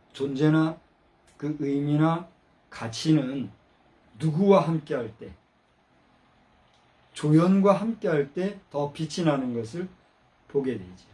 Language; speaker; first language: Korean; native; Korean